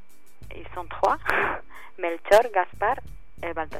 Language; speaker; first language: French; non-native, learner; Spanish